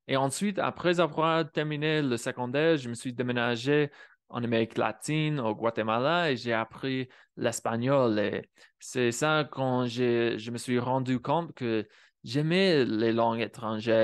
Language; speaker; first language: French; non-native, fluent; English